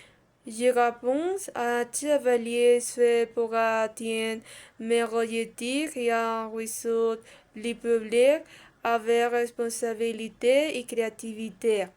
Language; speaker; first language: French; non-native, learner; Spanish